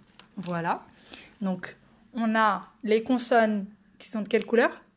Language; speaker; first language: French; native; French